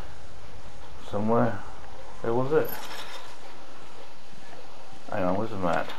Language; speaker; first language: English; native; English